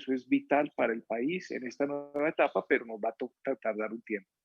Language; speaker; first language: Spanish; native; Spanish